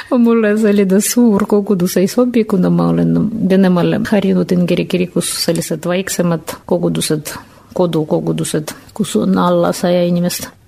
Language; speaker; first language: Estonian; non-native, fluent; Russian